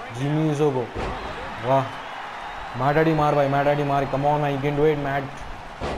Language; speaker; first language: Hindi; native; Hindi